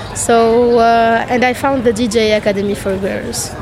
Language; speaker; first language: English; non-native, fluent; Arabic